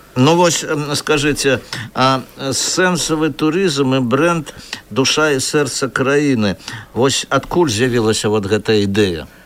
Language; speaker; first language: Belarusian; native; Belarusian